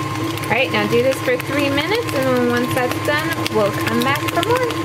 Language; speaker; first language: English; native; English